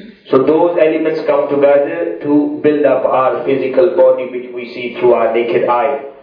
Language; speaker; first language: English; non-native, local second language; Urdu